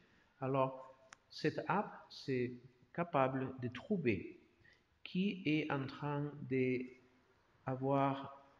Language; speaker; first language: French; non-native, learner; Spanish